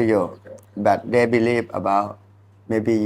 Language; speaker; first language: English; non-native, learner; Thai